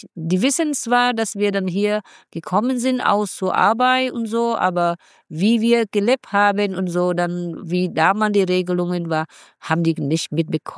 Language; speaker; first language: German; non-native, fluent; Vietnamese